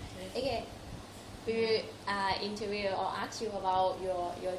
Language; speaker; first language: English; non-native, local second language; Thai